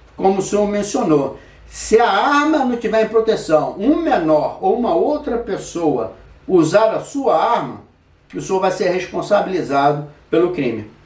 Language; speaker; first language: Portuguese; native; Portuguese